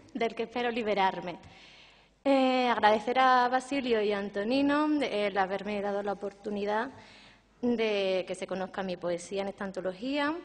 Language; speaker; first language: Spanish; native; Spanish